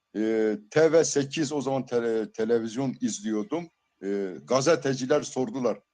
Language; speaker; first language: Turkish; non-native, local second language; Zaza